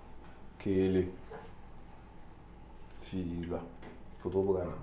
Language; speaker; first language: French; non-native, local second language; Bambara